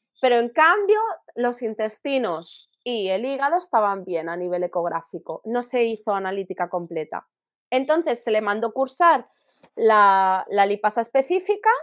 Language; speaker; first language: Spanish; native; Spanish